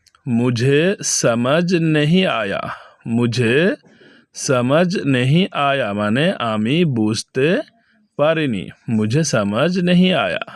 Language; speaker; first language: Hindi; non-native, fluent; Bangla